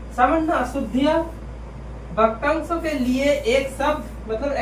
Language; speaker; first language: Hindi; non-native, local second language; Bangla